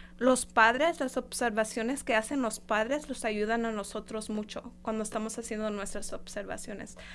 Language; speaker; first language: Spanish; non-native, fluent; English